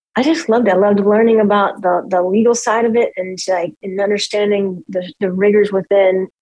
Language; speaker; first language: English; native; English